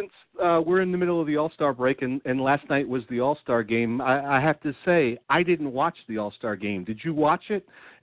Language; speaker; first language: English; native; English